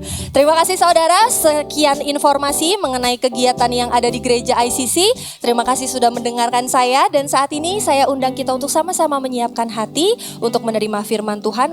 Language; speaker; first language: Indonesian; native; Indonesian